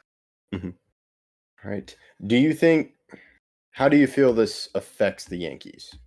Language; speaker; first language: English; native; English